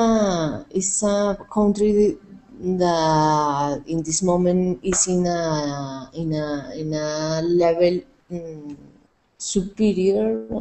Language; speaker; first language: English; non-native, learner; Spanish